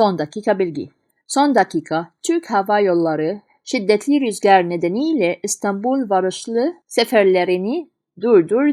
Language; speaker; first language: Turkish; non-native, fluent; Arabic